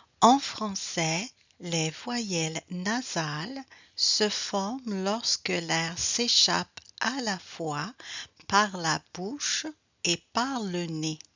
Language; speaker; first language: French; native; French